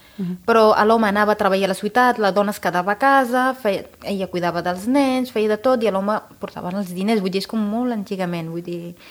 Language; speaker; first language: Catalan; non-native, fluent; Arabic